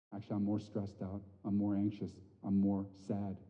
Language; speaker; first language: English; native; English